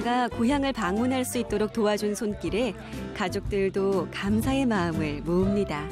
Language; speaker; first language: Korean; native; Korean